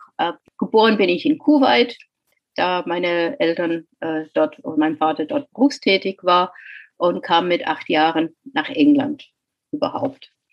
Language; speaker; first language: German; non-native, fluent; English